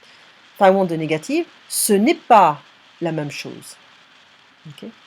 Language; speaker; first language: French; non-native, fluent; English